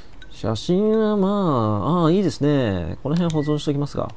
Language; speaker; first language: Japanese; native; Japanese